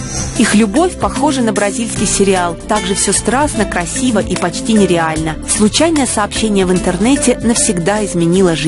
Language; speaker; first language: Russian; native; Russian